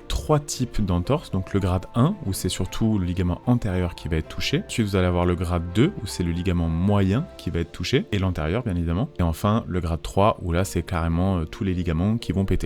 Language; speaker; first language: French; native; French